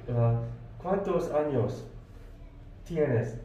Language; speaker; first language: Spanish; non-native, learner; English